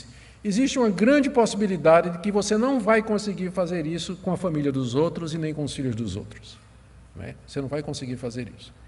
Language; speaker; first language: Portuguese; native; Portuguese